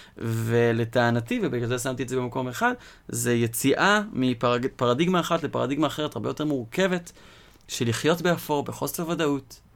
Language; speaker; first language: Hebrew; native; Hebrew